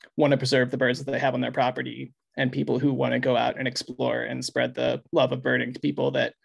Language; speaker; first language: English; native; English